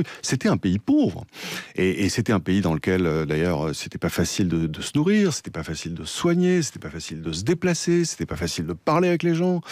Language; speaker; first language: French; native; French